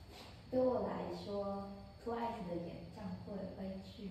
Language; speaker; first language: Chinese; non-native, learner; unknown